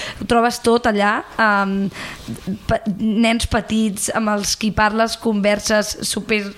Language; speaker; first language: Catalan; native; Catalan